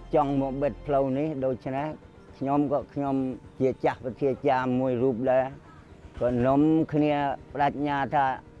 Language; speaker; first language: Khmer; non-native, local second language; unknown